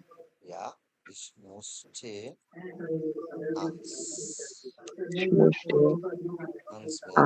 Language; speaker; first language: German; non-native, fluent; Bangla